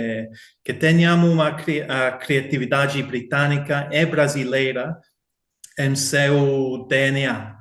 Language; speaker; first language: Portuguese; non-native, fluent; English